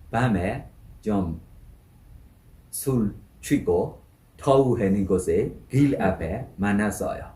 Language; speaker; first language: Korean; non-native, learner; Burmese